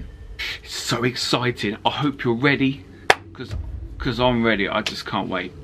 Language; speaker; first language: English; native; English